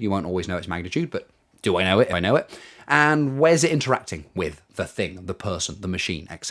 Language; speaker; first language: English; native; English